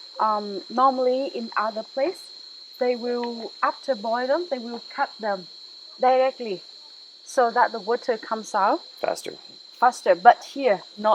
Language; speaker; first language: English; non-native, fluent; Vietnamese